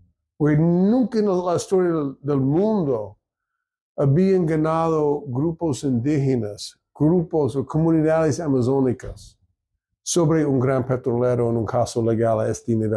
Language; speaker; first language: Spanish; non-native, fluent; English